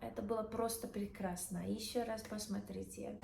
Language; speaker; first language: Russian; non-native, learner; English